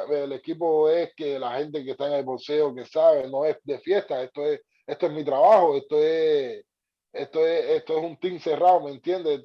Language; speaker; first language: Spanish; native; Spanish